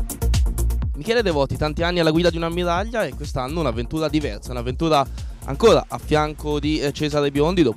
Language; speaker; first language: Italian; native; Italian